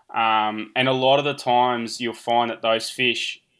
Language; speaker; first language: English; early bilingual, other home language; Portuguese